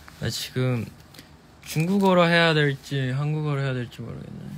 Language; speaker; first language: Korean; non-native, fluent; Chinese